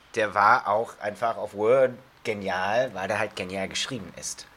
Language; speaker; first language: German; non-native, fluent; English